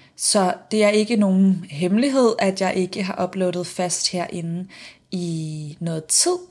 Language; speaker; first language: Danish; native; Danish